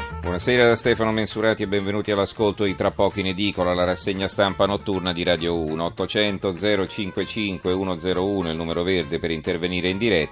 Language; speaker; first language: Italian; native; Italian